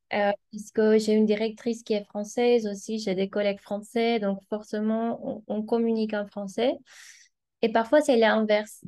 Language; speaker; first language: French; non-native, fluent; Spanish